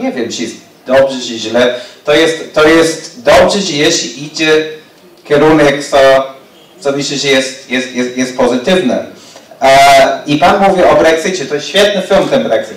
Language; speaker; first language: Polish; non-native, learner; English